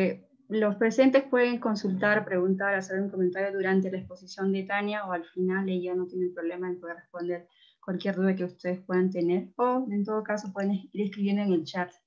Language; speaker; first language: Spanish; native; Spanish